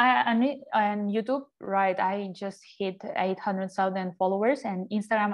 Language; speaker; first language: English; non-native, fluent; Ukrainian